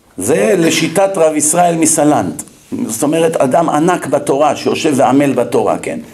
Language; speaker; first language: Hebrew; native; Hebrew